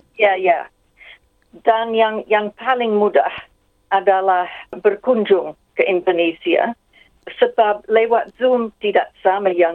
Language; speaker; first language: Indonesian; non-native, fluent; English